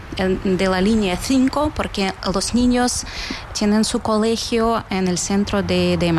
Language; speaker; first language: Spanish; non-native, fluent; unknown